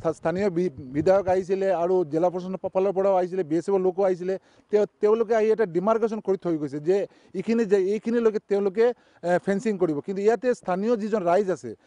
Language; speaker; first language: Assamese; non-native, local second language; Bangla